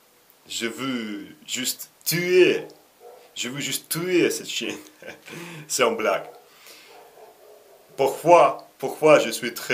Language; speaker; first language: French; non-native, learner; Russian